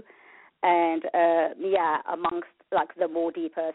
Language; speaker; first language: English; native; English